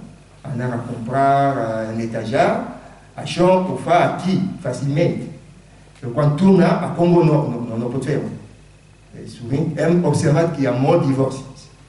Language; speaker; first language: Catalan; non-native, fluent; Lingala